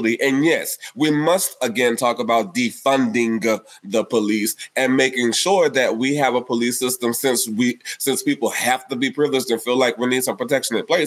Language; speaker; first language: English; native; English